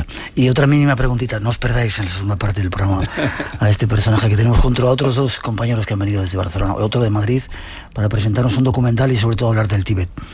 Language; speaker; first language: Spanish; native; Spanish